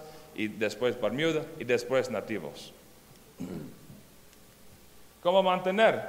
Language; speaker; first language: Spanish; non-native, learner; English